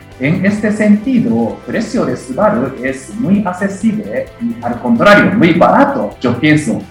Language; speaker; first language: Spanish; non-native, fluent; Japanese